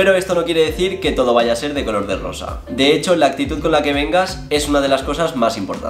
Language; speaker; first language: Spanish; native; Spanish